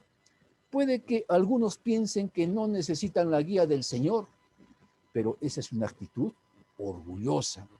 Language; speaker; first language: Spanish; native; Spanish